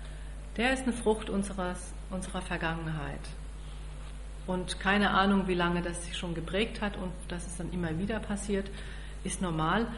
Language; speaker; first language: German; native; German